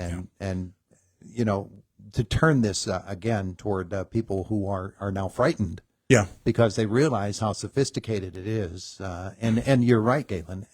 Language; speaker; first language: English; native; English